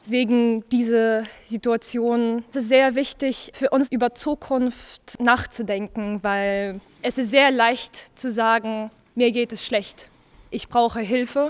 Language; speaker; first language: German; non-native, fluent; Ukrainian